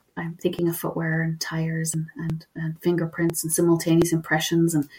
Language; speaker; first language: English; native; English